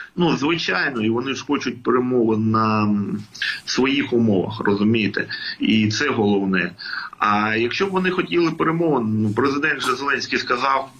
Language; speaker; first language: Ukrainian; native; Ukrainian